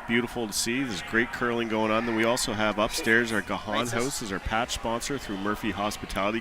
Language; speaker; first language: English; native; English